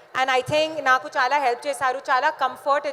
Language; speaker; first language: Telugu; non-native, learner; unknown